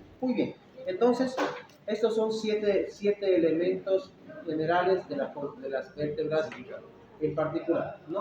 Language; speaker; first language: Spanish; native; Spanish